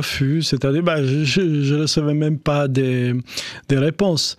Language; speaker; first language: French; non-native, fluent; Albanian